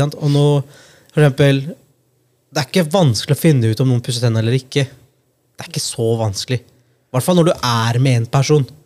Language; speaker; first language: Norwegian; early bilingual, other home language; Punjabi